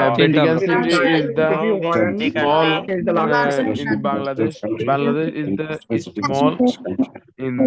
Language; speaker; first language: English; non-native, learner; Bangla